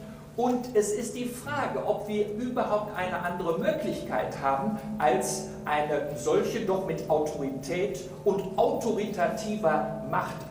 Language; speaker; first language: German; native; German